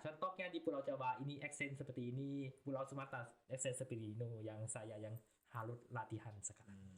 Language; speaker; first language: Indonesian; non-native, learner; Thai